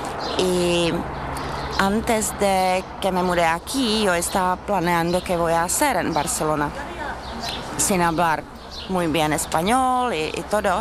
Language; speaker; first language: Spanish; non-native, learner; Czech